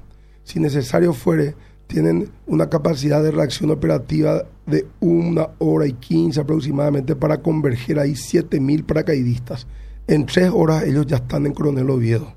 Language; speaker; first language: Spanish; native; Spanish